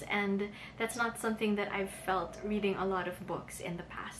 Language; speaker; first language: English; non-native, local second language; Filipino